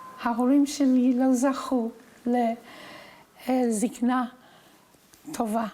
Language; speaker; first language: Hebrew; non-native, fluent; English